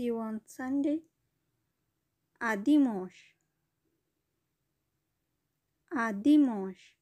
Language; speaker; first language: French; non-native, learner; Bangla